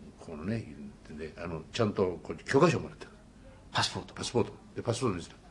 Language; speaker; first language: Japanese; native; Japanese